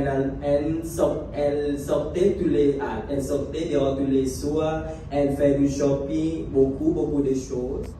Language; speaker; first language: French; non-native, fluent; Thai